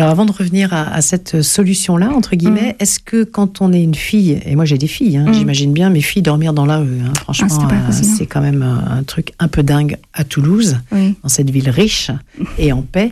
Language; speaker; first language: French; native; French